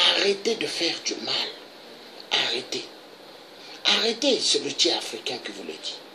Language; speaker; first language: French; non-native, local second language; Lingala